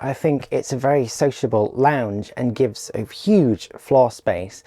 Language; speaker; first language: English; native; English